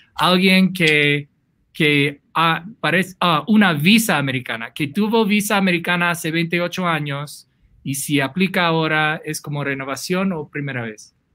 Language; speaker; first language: Spanish; non-native, fluent; English